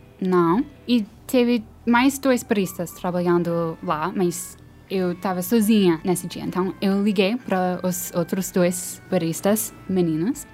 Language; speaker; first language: Portuguese; non-native, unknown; English